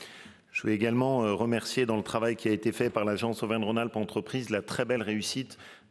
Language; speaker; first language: French; native; French